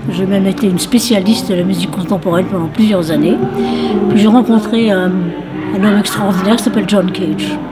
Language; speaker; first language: French; native; French